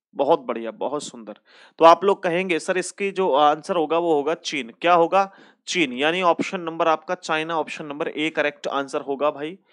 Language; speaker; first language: Hindi; native; Hindi